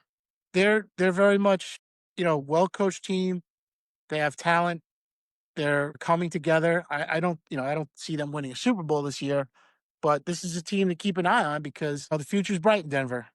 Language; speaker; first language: English; native; English